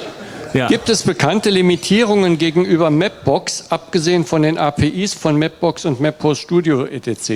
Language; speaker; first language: German; native; German